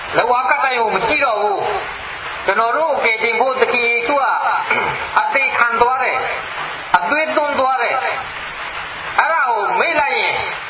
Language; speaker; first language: Burmese; non-native, local second language; Hakha Chin